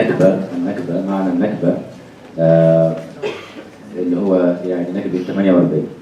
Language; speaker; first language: Arabic; native; Arabic